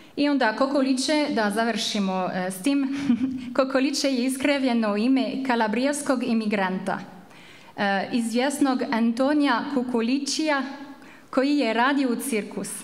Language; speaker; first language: Croatian; non-native, fluent; French